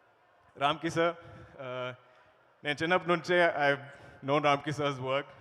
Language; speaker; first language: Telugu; non-native, learner; Malayalam